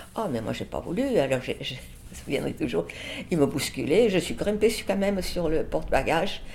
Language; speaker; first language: French; early bilingual, other home language; Spanish